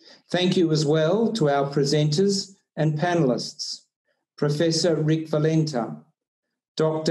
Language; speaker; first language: English; native; English